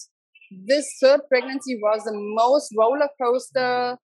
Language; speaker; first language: English; non-native, learner; German